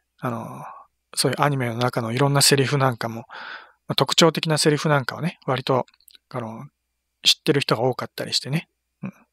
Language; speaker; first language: Japanese; native; Japanese